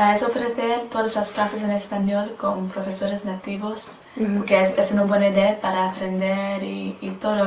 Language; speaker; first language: Spanish; non-native, learner; English